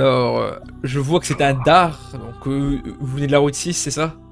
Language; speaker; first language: French; native; French